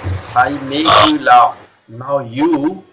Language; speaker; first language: English; non-native, local second language; Hindi